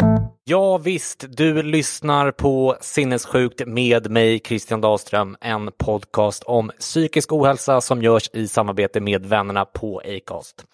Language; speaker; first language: Swedish; native; Swedish